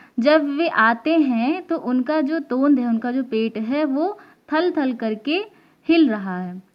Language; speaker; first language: Hindi; native; Hindi